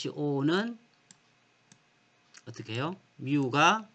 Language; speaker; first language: Korean; native; Korean